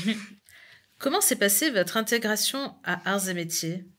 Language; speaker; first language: French; native; French